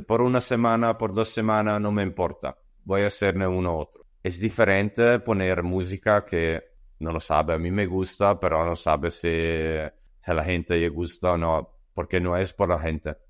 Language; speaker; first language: Spanish; non-native, learner; Italian